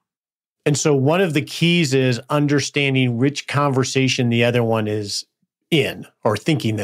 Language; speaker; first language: English; native; English